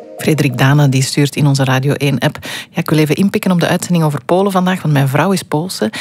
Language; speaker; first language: Dutch; native; Dutch